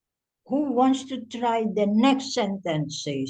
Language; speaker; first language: English; non-native, fluent; Indonesian